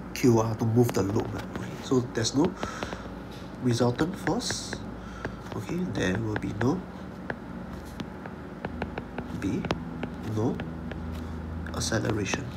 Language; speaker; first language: English; non-native, local second language; Chinese